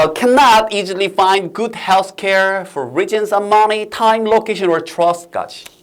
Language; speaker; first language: English; non-native, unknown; Korean